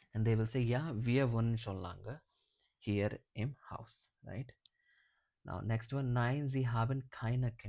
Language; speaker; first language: German; non-native, fluent; English